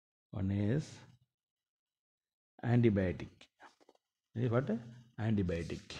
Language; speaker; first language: English; non-native, local second language; Tamil